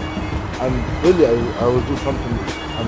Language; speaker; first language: English; non-native, learner; Arabic